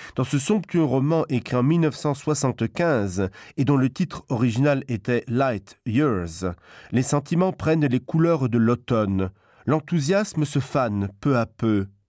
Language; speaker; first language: French; non-native, local second language; Luxembourgish